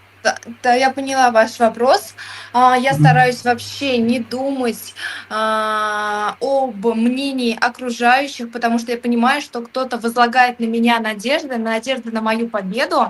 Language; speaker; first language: Russian; native; Russian